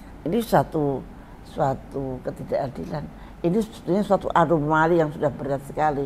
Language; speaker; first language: Indonesian; native; Indonesian